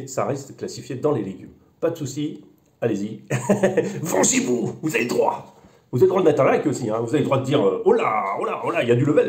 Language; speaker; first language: French; native; French